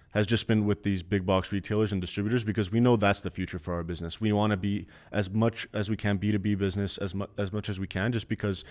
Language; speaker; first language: English; native; English